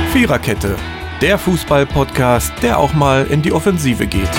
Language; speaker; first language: German; native; German